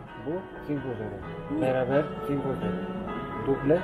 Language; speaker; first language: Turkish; non-native, learner; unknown